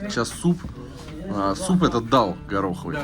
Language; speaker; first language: Russian; native; Russian